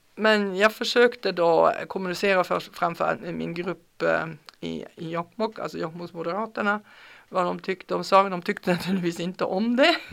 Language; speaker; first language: Swedish; non-native, fluent; German